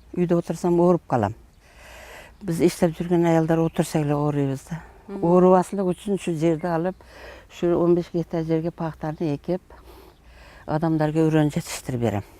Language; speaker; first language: Kyrgyz; non-native, local second language; Uzbek